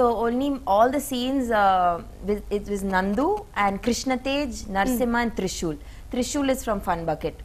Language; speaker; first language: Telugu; non-native, learner; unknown